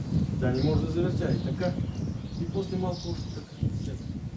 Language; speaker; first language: Bulgarian; non-native, learner; Russian